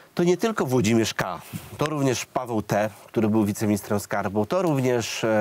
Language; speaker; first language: Polish; native; Polish